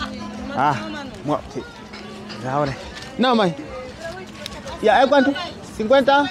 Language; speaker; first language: Portuguese; non-native, learner; Vietnamese